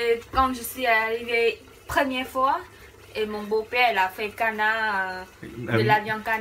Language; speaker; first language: French; non-native, learner; Khmer